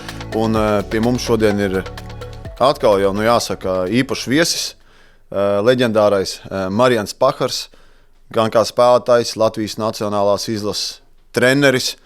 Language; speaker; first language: Latvian; native; Latvian